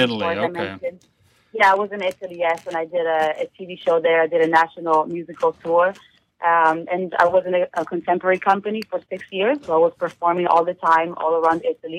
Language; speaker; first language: English; non-native, fluent; Italian